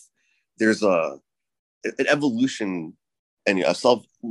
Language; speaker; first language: English; native; English